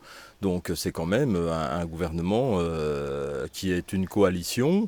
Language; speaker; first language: French; native; French